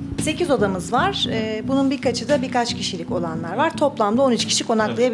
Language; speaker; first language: Turkish; native; Turkish